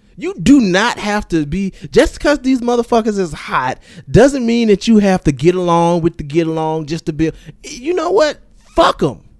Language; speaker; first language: English; native; English